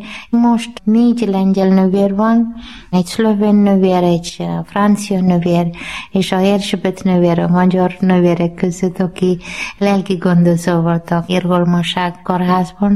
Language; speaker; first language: Hungarian; non-native, learner; Malayalam